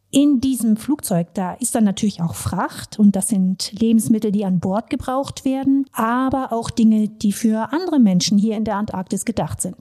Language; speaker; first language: German; native; German